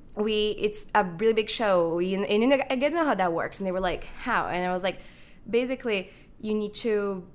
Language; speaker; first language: English; non-native, fluent; Portuguese